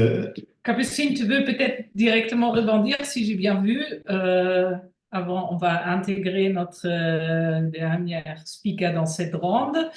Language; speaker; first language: French; non-native, fluent; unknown